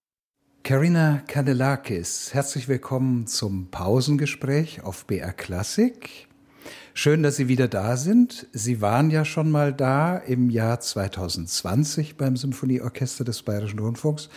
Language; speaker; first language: German; native; German